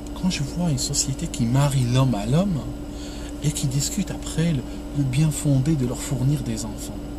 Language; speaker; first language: French; non-native, local second language; Arabic